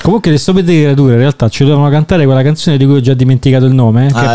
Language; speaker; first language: Italian; native; Italian